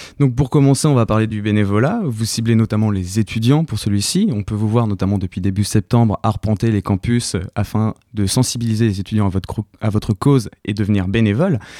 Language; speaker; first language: French; native; French